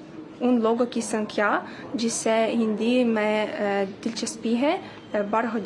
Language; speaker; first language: Hindi; non-native, fluent; Ukrainian